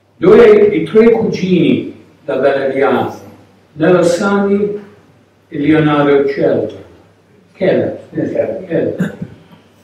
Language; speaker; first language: Italian; non-native, learner; English